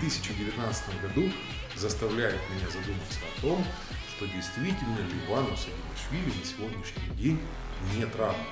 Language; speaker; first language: Russian; native; Russian